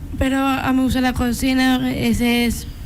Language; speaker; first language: Spanish; non-native, learner; Papiamento